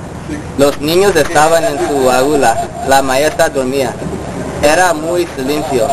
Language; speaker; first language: Spanish; non-native, learner; English